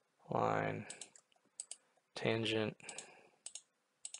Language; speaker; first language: English; native; English